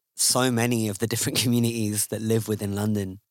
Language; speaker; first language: English; native; English